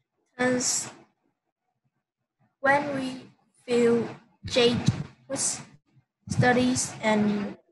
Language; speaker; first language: English; non-native, learner; Vietnamese